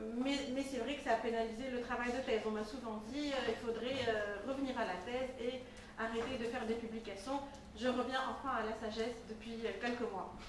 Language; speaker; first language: French; non-native, local second language; Arabic